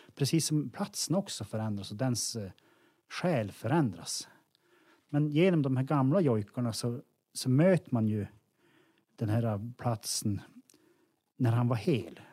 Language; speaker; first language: Swedish; native; Swedish